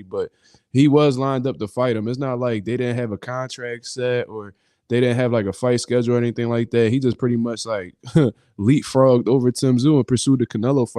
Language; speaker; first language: English; native; English